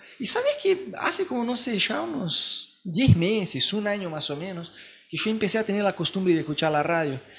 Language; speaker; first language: Spanish; non-native, fluent; Portuguese